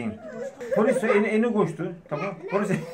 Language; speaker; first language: Portuguese; non-native, learner; Turkish